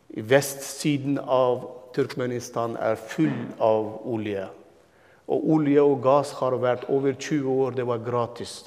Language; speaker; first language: Norwegian; non-native, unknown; Turkmen